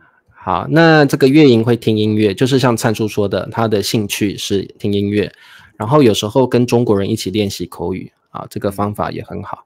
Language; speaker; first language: Chinese; native; Chinese